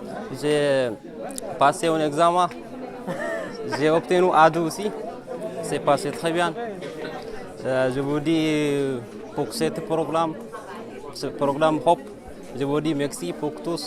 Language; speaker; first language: French; non-native, learner; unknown